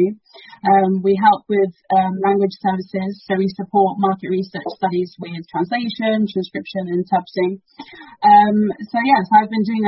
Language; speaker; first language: English; early bilingual, other home language; Persian